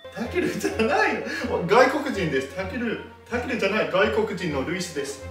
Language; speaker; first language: Japanese; non-native, learner; English